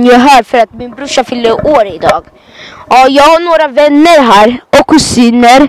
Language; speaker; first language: Swedish; early bilingual, other home language; Lingala